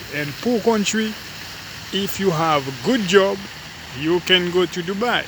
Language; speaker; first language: English; non-native, learner; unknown